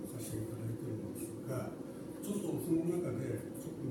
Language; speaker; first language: Japanese; native; Japanese